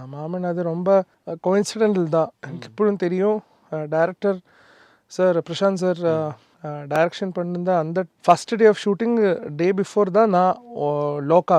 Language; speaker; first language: Tamil; non-native, learner; Malayalam